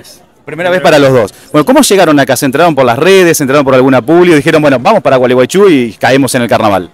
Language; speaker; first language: Spanish; native; Spanish